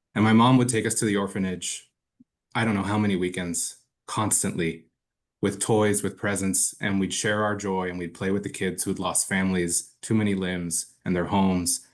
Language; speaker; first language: English; early bilingual, other home language; Spanish